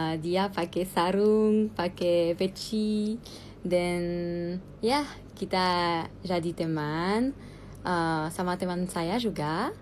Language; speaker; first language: Indonesian; non-native, learner; French